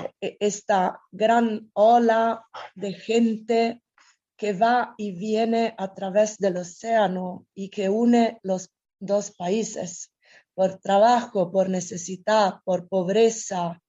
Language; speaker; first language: Spanish; non-native, fluent; Italian